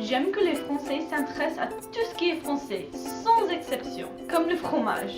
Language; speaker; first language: French; non-native, learner; English